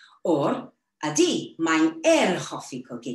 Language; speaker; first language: Welsh; non-native, learner; English